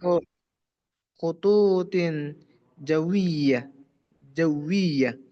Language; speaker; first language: Arabic; non-native, learner; Indonesian